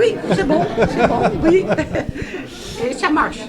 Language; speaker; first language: French; non-native, fluent; Dutch